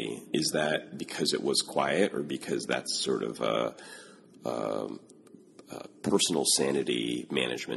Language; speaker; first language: English; native; English